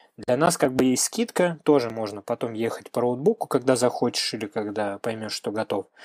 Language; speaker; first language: Russian; native; Russian